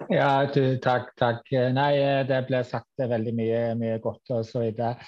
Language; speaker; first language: Norwegian; non-native, fluent; German